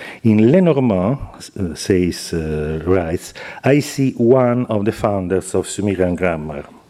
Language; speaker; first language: English; non-native, fluent; Italian